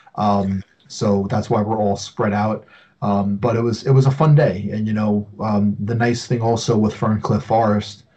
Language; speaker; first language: English; native; English